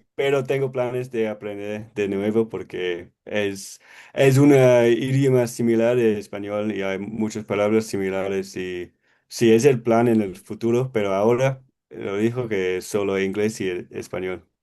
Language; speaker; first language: Spanish; non-native, learner; English